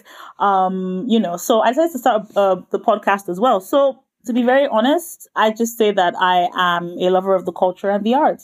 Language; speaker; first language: English; non-native, local second language; Yoruba